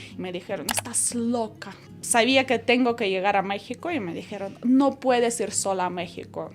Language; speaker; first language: Spanish; non-native, fluent; Ukrainian